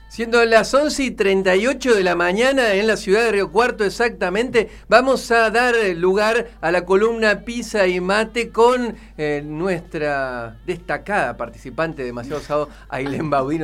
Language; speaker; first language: Spanish; native; Spanish